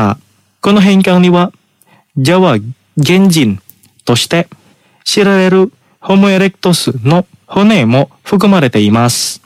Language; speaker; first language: Japanese; non-native, fluent; Indonesian